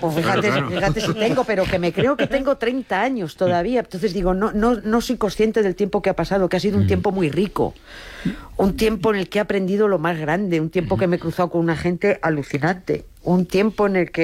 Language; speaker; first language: Spanish; native; Spanish